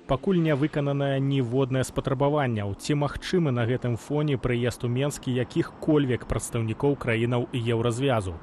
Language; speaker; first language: Belarusian; native; Belarusian